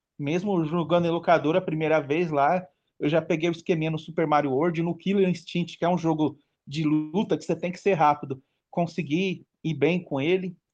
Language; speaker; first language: Portuguese; native; Portuguese